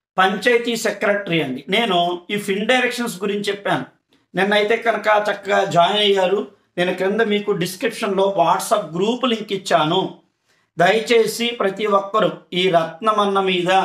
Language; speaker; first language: Telugu; native; Telugu